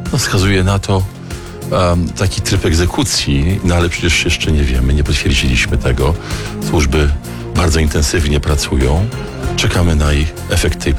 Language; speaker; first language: Polish; native; Polish